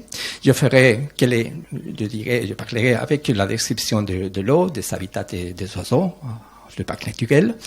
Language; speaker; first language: French; non-native, learner; Spanish